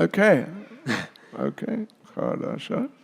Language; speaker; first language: Russian; non-native, learner; English